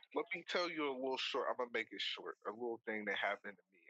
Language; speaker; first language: English; native; English